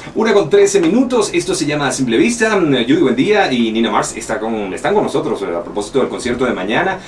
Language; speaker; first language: Spanish; native; Spanish